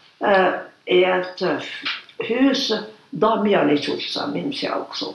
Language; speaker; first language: Swedish; non-native, fluent; Hungarian